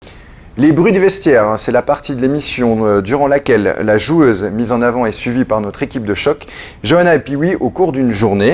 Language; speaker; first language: French; native; French